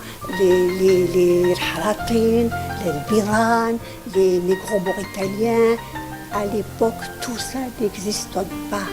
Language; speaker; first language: French; non-native, local second language; Arabic